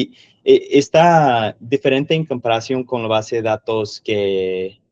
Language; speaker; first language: Spanish; non-native, learner; English